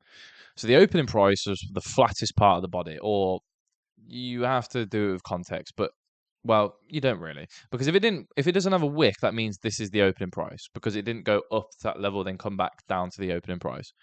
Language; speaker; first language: English; native; English